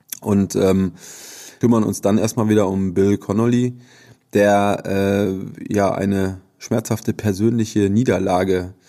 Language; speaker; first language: German; native; German